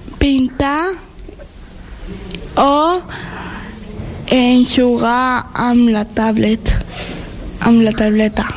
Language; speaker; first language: Catalan; early bilingual, other home language; Spanish